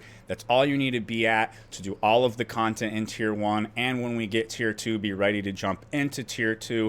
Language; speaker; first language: English; native; English